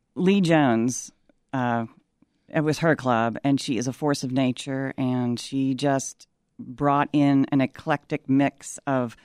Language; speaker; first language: English; native; English